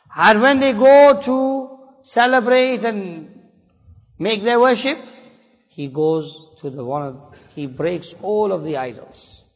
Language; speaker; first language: English; early bilingual, other home language; Urdu